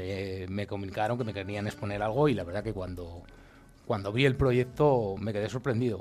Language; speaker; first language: Spanish; native; Spanish